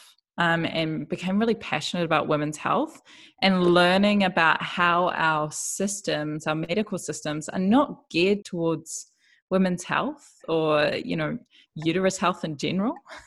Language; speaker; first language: English; native; English